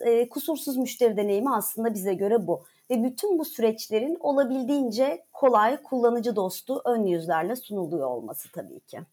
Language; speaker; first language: Turkish; native; Turkish